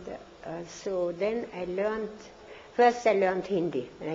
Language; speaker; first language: English; non-native, fluent; German